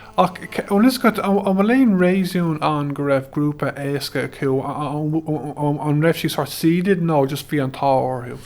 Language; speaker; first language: Irish; non-native, local second language; English